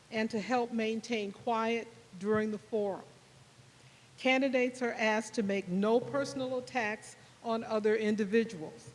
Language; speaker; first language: English; native; English